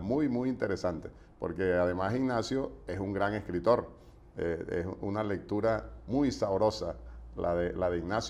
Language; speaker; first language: Spanish; native; Spanish